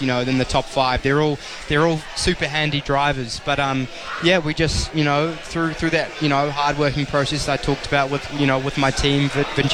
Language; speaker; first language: English; native; English